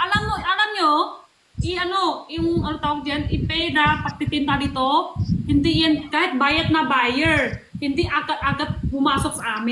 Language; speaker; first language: Filipino; non-native, local second language; Cebuano